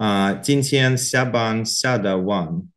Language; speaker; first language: Chinese; non-native, learner; Korean